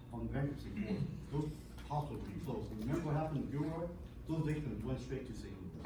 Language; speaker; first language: English; non-native, local second language; Cantonese